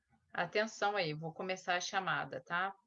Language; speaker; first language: Portuguese; native; Portuguese